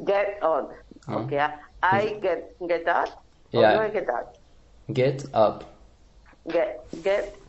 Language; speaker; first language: English; non-native, learner; Spanish